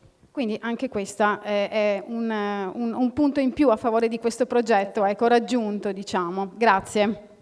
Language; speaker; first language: Italian; native; Italian